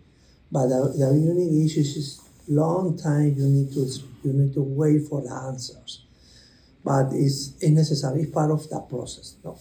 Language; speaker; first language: English; non-native, learner; Spanish